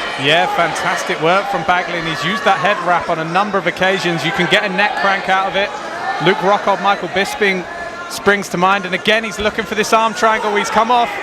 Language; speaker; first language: English; native; English